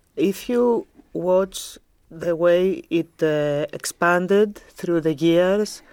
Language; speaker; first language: English; non-native, fluent; Greek